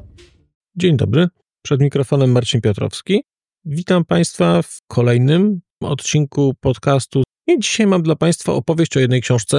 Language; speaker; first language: Polish; native; Polish